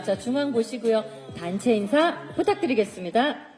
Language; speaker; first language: Korean; native; Korean